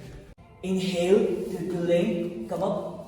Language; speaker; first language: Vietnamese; non-native, learner; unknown